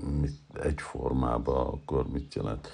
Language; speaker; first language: Hungarian; early bilingual, heritage; Hungarian